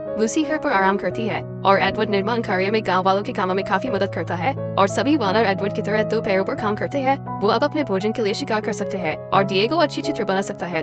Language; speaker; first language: Hindi; native; Hindi